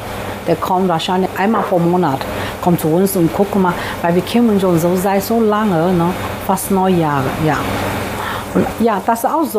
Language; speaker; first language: German; non-native, fluent; Chinese